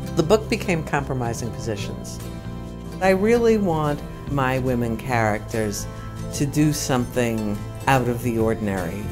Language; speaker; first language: English; native; English